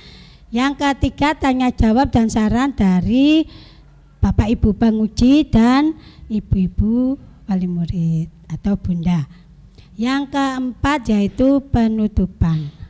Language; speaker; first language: Indonesian; native; Indonesian